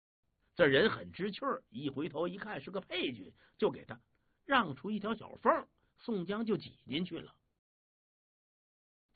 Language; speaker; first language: Chinese; native; Chinese